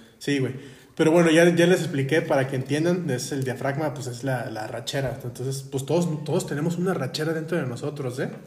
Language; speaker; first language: Spanish; native; Spanish